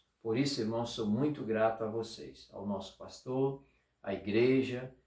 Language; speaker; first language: Portuguese; native; Portuguese